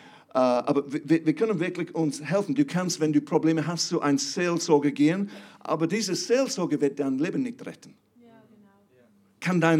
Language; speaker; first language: German; non-native, fluent; English